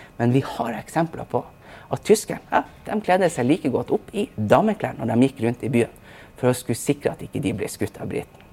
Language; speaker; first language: Norwegian; native; Norwegian